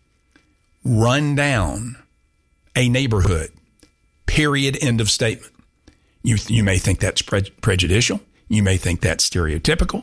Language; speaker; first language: English; native; English